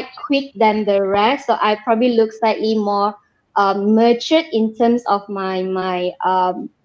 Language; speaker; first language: English; non-native, local second language; Malay